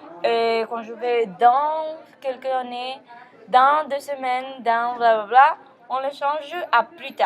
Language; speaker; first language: French; non-native, learner; Spanish